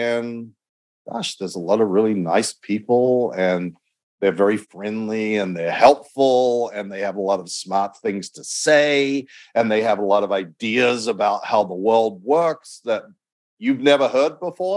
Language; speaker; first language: English; native; English